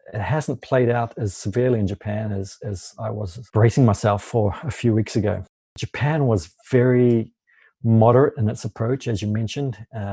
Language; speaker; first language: English; native; English